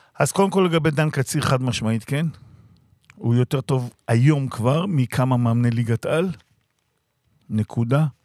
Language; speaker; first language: Hebrew; native; Hebrew